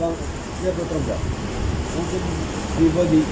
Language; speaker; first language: Arabic; non-native, learner; Filipino